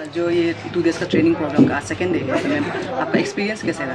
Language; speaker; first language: Hindi; non-native, local second language; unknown